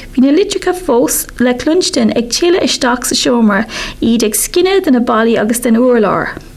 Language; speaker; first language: Irish; non-native, local second language; English